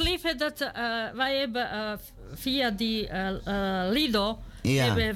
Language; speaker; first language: Dutch; non-native, learner; Serbian